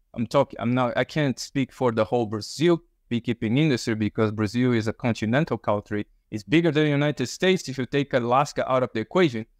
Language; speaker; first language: English; early bilingual, other home language; Portuguese